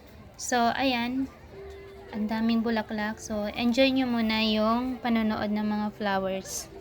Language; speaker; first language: Filipino; native; Filipino